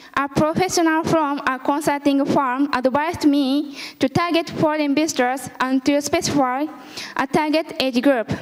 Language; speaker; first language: English; early bilingual, other home language; Japanese